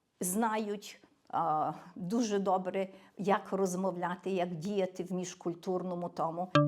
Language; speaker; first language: Ukrainian; early bilingual, heritage; Ukrainian